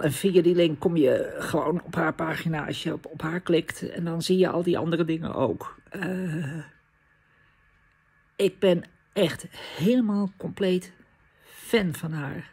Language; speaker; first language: Dutch; native; Dutch